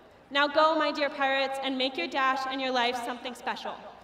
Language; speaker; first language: English; native; English